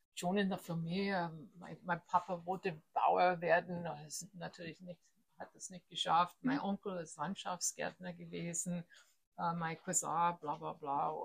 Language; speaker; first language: German; non-native, fluent; English